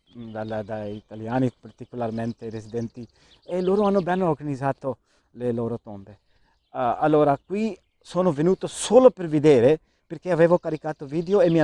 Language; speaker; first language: Italian; non-native, learner; Urdu